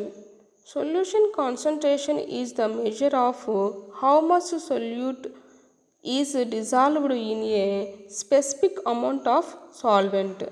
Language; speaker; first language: English; non-native, local second language; Telugu